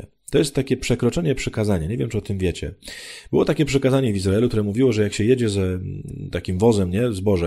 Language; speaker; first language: Polish; native; Polish